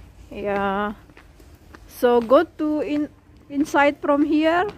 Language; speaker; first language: English; non-native, learner; Indonesian